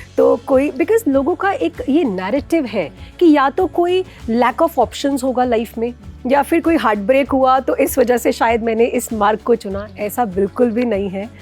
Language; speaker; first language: Hindi; native; Hindi